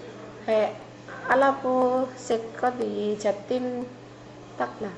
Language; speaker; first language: Cantonese; non-native, learner; Indonesian